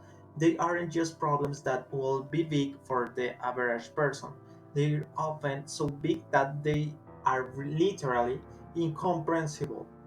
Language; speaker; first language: English; non-native, learner; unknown